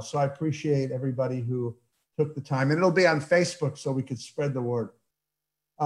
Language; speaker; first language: English; early bilingual, other home language; Yiddish